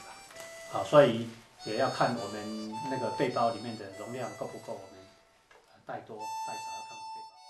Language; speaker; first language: Chinese; native; Chinese